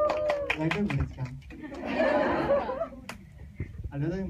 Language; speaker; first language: Japanese; non-native, learner; Chinese